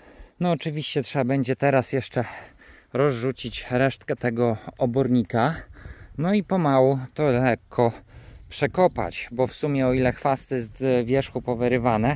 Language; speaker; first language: Polish; native; Polish